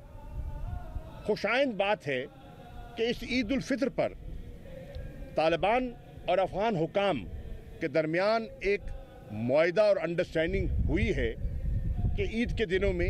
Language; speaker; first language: Urdu; non-native, local second language; Saraiki